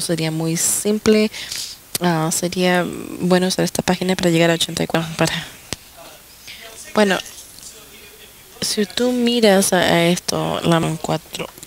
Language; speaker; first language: Spanish; non-native, fluent; English